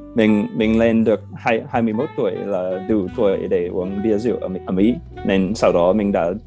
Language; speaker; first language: Vietnamese; non-native, fluent; English